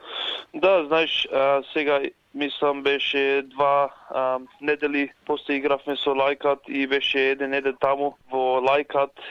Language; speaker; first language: Macedonian; early bilingual, heritage; Macedonian